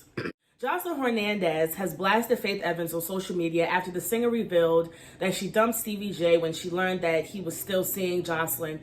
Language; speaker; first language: English; native; English